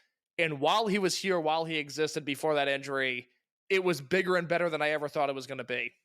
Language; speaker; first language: English; native; English